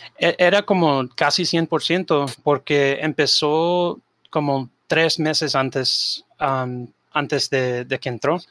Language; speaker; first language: Spanish; early bilingual, heritage; Spanish